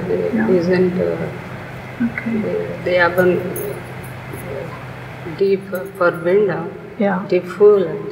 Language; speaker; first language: German; non-native, learner; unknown